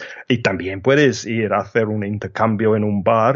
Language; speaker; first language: Spanish; non-native, fluent; English